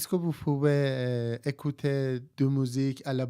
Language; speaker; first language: French; non-native, learner; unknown